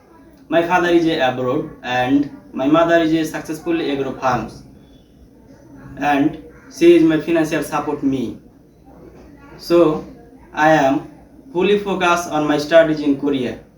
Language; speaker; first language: English; non-native, learner; Bangla